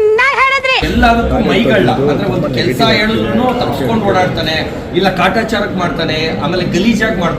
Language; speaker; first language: Kannada; native; Kannada